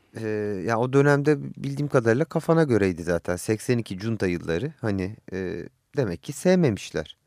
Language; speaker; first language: Turkish; native; Turkish